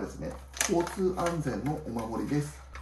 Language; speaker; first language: Japanese; native; Japanese